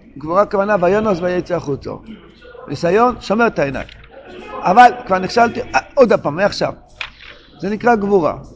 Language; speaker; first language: Hebrew; non-native, local second language; Yiddish